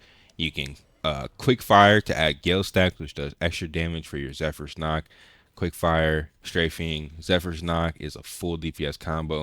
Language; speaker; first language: English; native; English